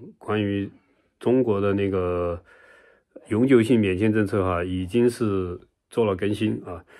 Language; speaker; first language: Chinese; native; Chinese